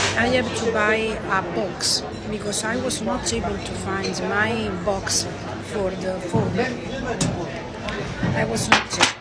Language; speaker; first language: English; non-native, learner; Italian